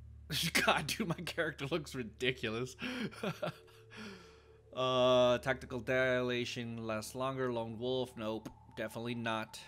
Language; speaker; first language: English; native; English